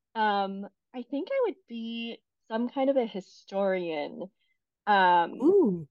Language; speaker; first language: English; non-native, fluent; Chinese